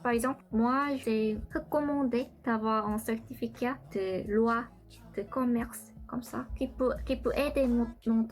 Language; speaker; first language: French; non-native, learner; Korean